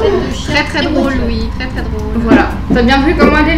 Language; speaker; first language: French; native; French